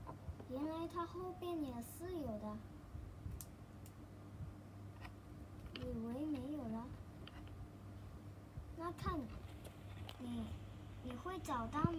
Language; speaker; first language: Chinese; non-native, learner; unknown